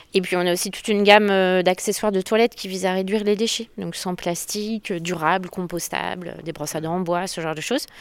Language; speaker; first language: French; native; French